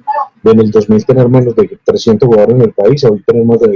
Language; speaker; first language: Spanish; native; Spanish